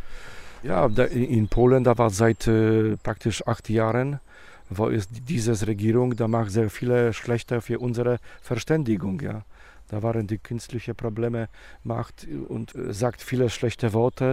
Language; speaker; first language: German; non-native, learner; Polish